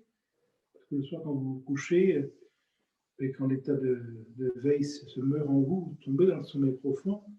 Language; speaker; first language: French; native; French